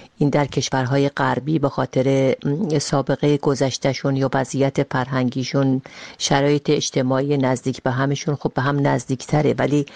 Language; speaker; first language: Persian; native; Persian